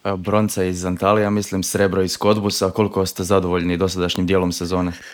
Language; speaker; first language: Croatian; native; Croatian